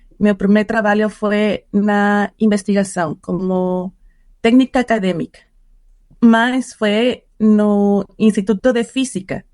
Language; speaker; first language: Portuguese; non-native, fluent; Spanish